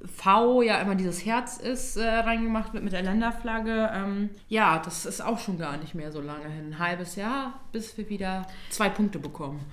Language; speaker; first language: German; native; German